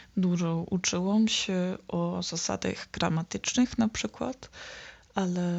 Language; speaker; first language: Polish; non-native, learner; Dutch